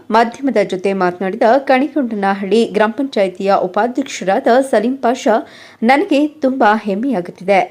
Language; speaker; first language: Kannada; native; Kannada